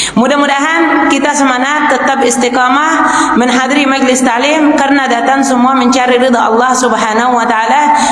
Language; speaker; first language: Indonesian; non-native, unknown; Arabic